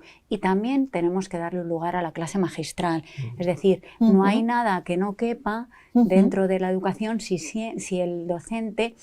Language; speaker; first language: Spanish; native; Spanish